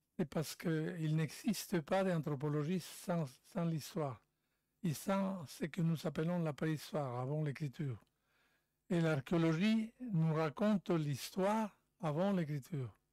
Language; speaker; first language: French; non-native, fluent; Spanish